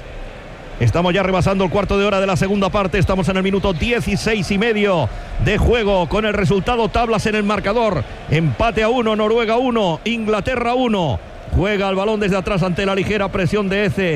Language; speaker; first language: Spanish; native; Spanish